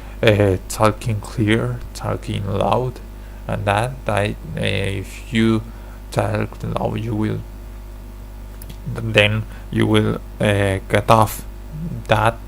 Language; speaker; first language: English; non-native, learner; Spanish